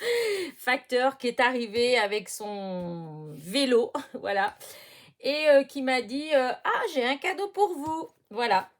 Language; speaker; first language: French; native; French